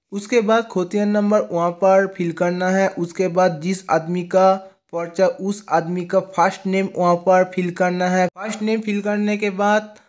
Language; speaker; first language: Hindi; non-native, local second language; Bangla